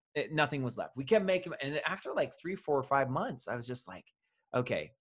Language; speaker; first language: English; native; English